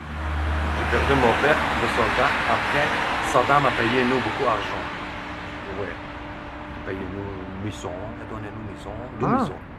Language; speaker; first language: French; non-native, learner; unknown